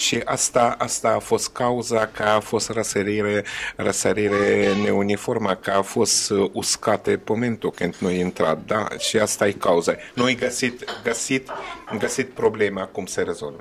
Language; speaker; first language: Romanian; non-native, learner; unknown